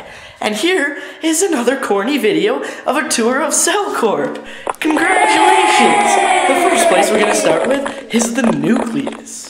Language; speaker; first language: English; native; English